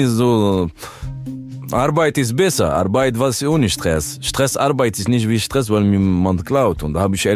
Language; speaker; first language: German; non-native, learner; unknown